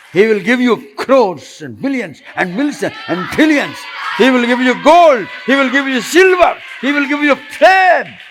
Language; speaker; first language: English; non-native, local second language; Telugu